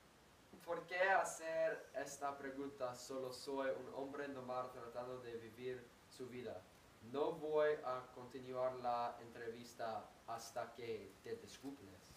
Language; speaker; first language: Spanish; non-native, learner; English